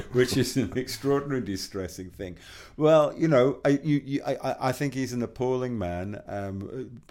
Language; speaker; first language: English; native; English